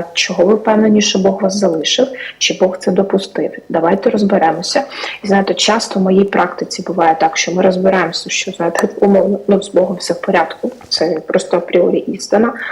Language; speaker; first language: Ukrainian; native; Ukrainian